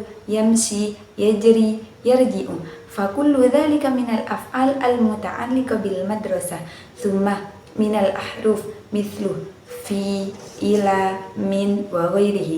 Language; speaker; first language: Arabic; non-native, learner; Indonesian